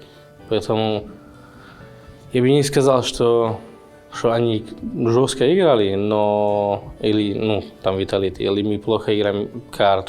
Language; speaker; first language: Russian; non-native, fluent; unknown